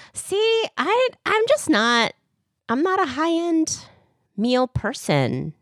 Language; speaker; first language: English; early bilingual, other home language; Korean